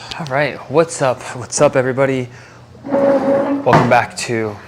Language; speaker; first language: English; native; English